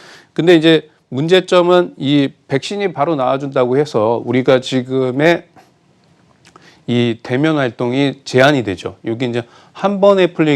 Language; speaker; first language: Korean; native; Korean